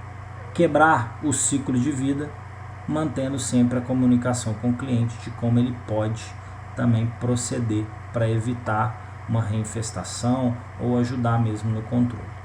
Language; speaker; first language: Portuguese; native; Portuguese